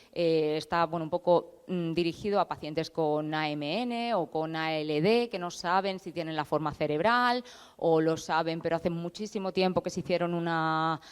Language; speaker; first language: Spanish; native; Spanish